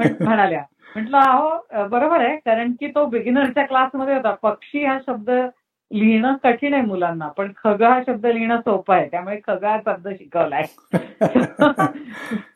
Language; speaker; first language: Marathi; native; Marathi